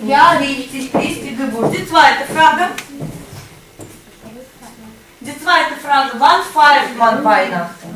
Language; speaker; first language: German; non-native, fluent; Russian